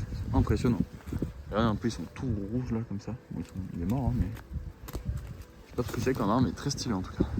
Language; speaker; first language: French; native; French